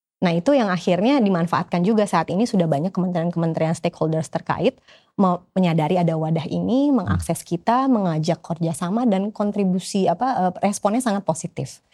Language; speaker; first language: Indonesian; native; Indonesian